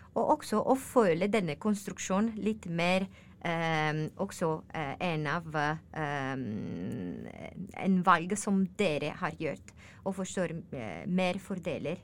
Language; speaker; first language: Norwegian; non-native, learner; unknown